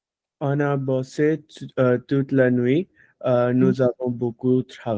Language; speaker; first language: French; non-native, learner; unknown